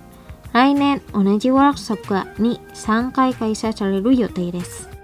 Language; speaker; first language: Japanese; non-native, fluent; Indonesian